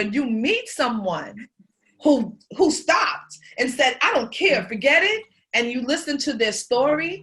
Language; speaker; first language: English; native; English